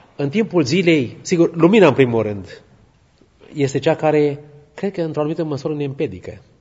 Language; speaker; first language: Romanian; native; Romanian